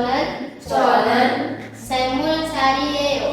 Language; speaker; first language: Korean; non-native, learner; Indonesian